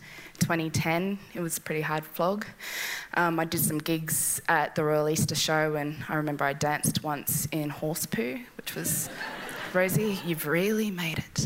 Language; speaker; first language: English; native; English